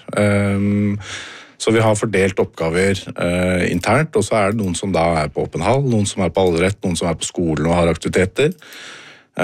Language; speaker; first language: Norwegian; native; Norwegian